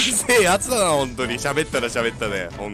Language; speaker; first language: Japanese; native; Japanese